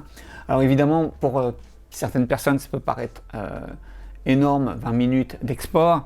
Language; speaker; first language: French; native; French